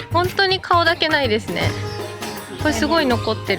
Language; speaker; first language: Japanese; native; Japanese